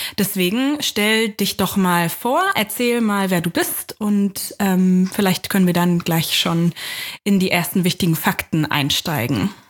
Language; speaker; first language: German; native; German